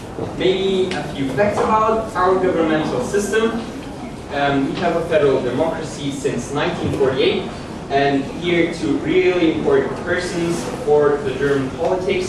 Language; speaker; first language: English; non-native, fluent; German